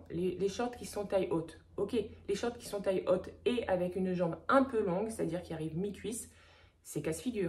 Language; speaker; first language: French; native; French